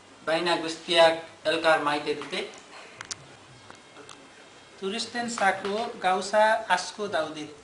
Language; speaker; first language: Basque; non-native, learner; Nepali